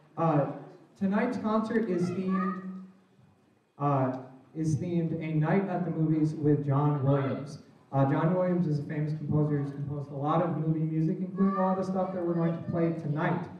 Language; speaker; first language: English; native; English